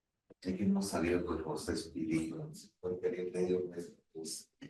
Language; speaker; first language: Portuguese; non-native, fluent; Spanish